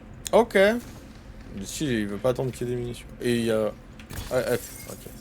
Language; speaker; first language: French; native; French